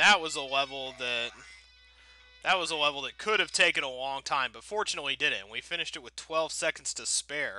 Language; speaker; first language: English; native; English